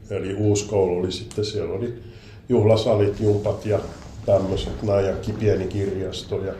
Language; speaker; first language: Finnish; native; Finnish